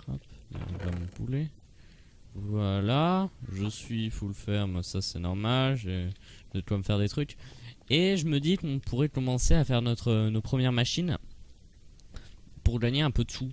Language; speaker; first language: French; native; French